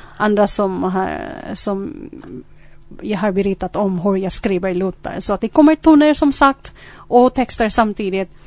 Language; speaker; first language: Swedish; non-native, fluent; Filipino